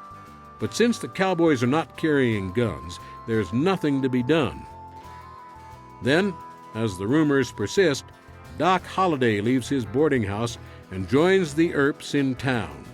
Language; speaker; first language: English; native; English